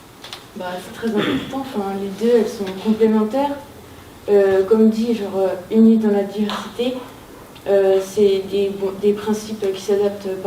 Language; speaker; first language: French; native; French